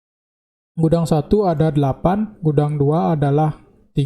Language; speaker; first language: Indonesian; native; Indonesian